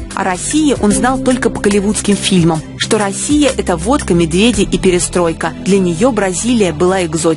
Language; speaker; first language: Russian; native; Russian